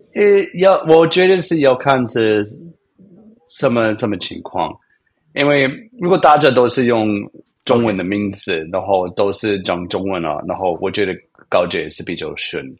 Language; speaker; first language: Chinese; non-native, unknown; English